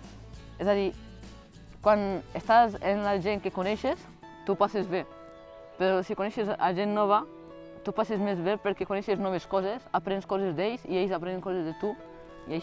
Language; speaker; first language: Catalan; early bilingual, other home language; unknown